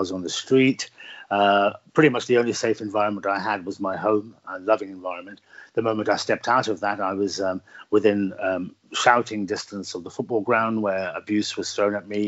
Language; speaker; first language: English; native; English